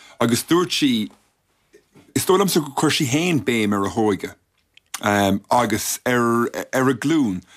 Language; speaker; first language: Irish; native; Irish